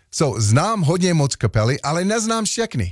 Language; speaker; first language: Czech; non-native, learner; English